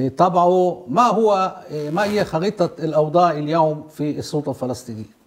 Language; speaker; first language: Arabic; non-native, local second language; Hebrew